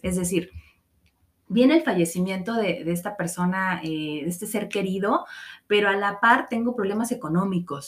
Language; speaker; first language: Spanish; native; Spanish